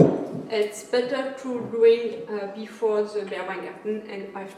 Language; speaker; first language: English; non-native, learner; French